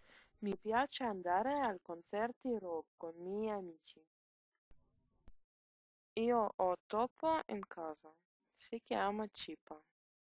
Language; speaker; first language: Italian; non-native, learner; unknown